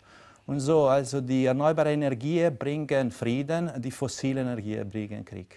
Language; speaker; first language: German; non-native, local second language; Italian